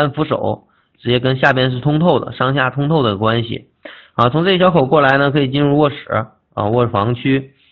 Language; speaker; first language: Chinese; native; Chinese